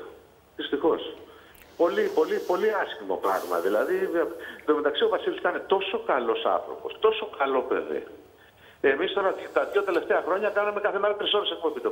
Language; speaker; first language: Greek; native; Greek